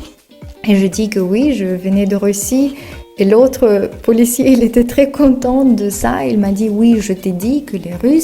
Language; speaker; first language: French; non-native, fluent; Russian